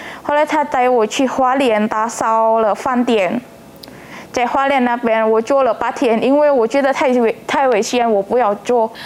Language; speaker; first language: Chinese; non-native, learner; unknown